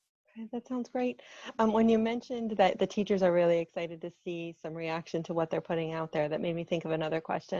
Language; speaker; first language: English; native; English